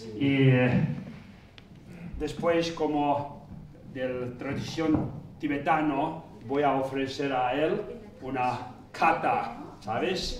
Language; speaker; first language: Spanish; non-native, fluent; Tibetan